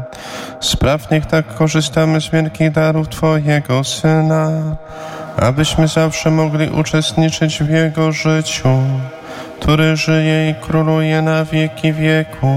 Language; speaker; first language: Polish; native; Polish